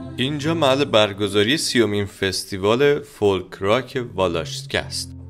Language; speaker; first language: Persian; native; Persian